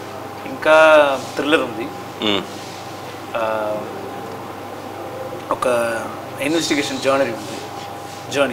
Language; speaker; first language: Telugu; non-native, learner; Tamil